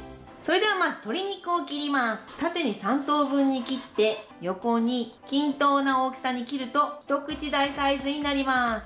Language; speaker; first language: Japanese; native; Japanese